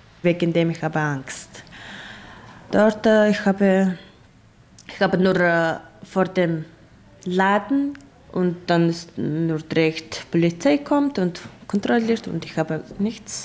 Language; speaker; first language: German; non-native, learner; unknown